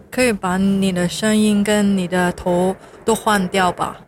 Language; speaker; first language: Chinese; non-native, local second language; Cantonese